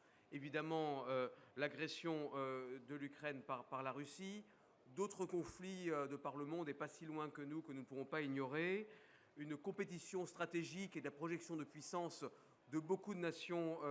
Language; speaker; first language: French; native; French